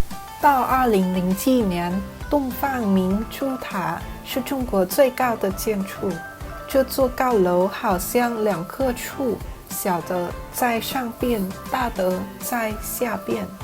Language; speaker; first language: Chinese; non-native, learner; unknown